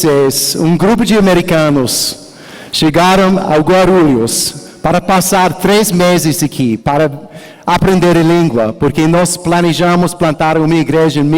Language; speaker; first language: Portuguese; non-native, learner; English